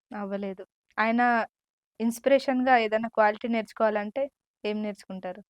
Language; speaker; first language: Telugu; native; Telugu